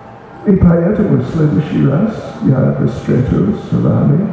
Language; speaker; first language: Russian; non-native, learner; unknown